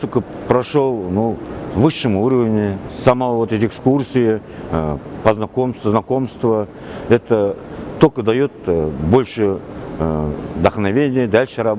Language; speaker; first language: Russian; non-native, fluent; Kazakh